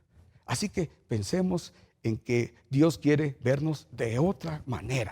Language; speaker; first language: Spanish; native; Spanish